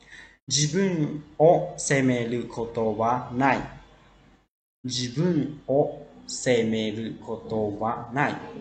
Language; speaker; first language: Japanese; non-native, fluent; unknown